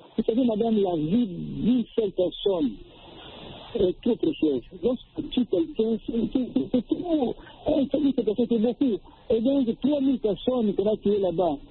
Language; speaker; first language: French; non-native, local second language; Lingala